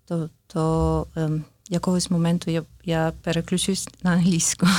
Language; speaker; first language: Ukrainian; non-native, local second language; Russian